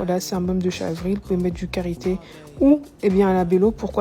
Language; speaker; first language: French; native; French